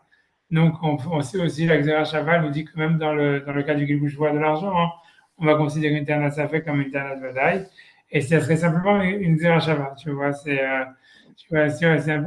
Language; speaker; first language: French; native; French